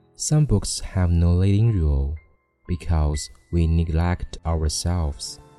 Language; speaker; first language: English; non-native, fluent; Chinese